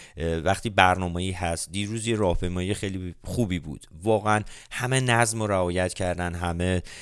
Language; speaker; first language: Persian; native; Persian